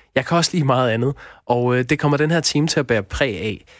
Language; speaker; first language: Danish; native; Danish